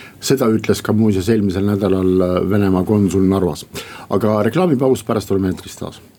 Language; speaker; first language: Estonian; non-native, local second language; Russian